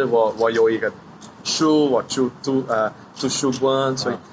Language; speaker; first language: Chinese; non-native, learner; Portuguese